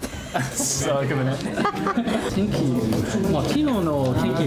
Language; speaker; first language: Japanese; non-native, learner; English